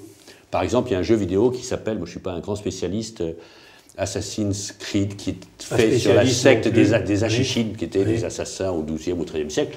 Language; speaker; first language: French; native; French